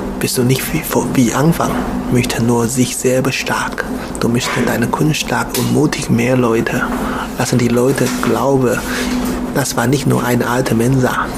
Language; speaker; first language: German; non-native, learner; Chinese